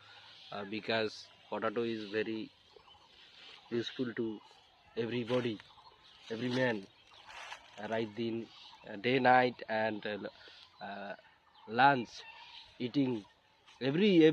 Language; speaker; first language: English; non-native, learner; Bangla